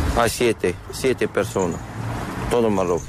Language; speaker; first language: Spanish; non-native, learner; Arabic